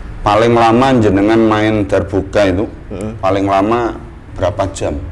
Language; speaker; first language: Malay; non-native, local second language; Javanese